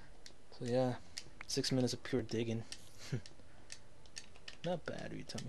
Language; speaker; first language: English; native; English